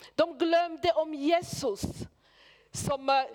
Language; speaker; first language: Swedish; non-native, fluent; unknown